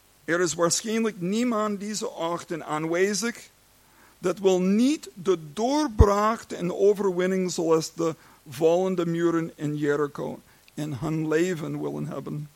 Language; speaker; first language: Dutch; non-native, learner; English